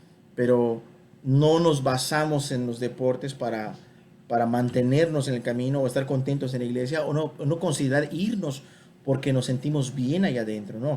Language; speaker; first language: Spanish; native; Spanish